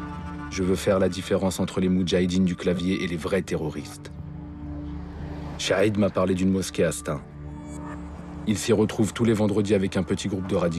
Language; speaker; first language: French; native; French